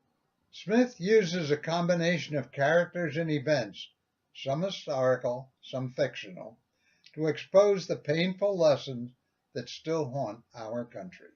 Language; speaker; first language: English; native; English